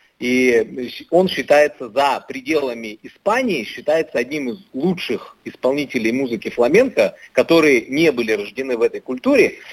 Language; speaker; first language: Russian; native; Russian